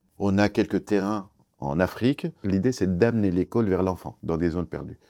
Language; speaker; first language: French; non-native, fluent; Kurdish